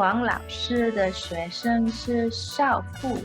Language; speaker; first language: Chinese; non-native, learner; English